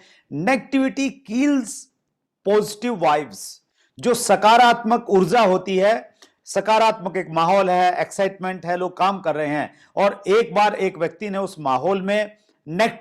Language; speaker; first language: Hindi; native; Hindi